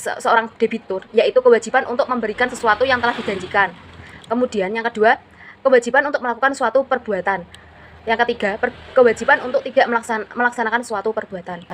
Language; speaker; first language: Indonesian; native; Indonesian